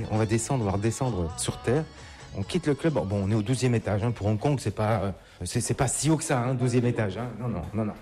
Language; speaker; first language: French; native; French